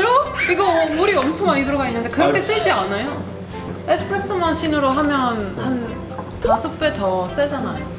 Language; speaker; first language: Korean; non-native, fluent; Italian